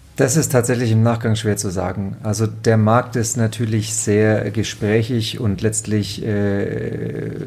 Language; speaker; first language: German; native; German